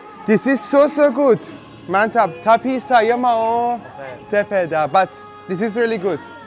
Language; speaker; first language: English; non-native, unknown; Persian